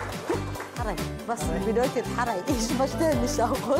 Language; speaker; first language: German; non-native, learner; Somali